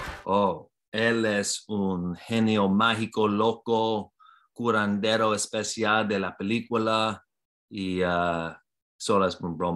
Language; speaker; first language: Spanish; non-native, learner; English